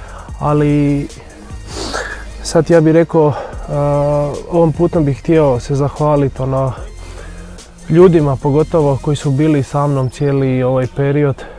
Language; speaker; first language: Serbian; non-native, fluent; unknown